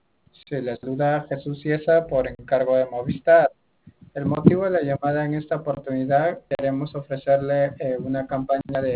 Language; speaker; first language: Spanish; native; Spanish